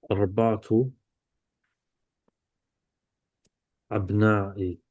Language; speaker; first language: Arabic; non-native, learner; English